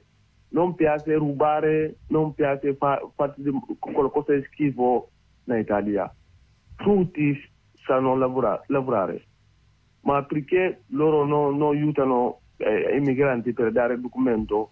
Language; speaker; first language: Italian; non-native, learner; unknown